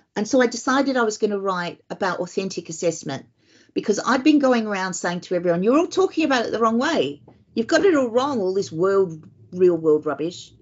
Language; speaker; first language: English; native; English